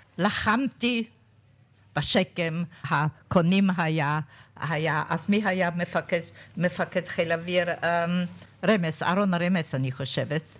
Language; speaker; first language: Hebrew; non-native, fluent; German